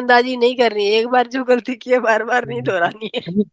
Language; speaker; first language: Hindi; native; Hindi